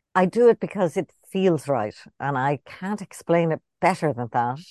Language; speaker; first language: English; native; English